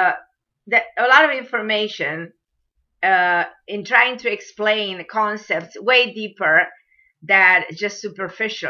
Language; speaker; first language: English; non-native, fluent; Romanian